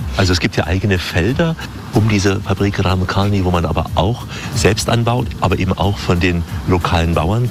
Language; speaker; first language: German; native; German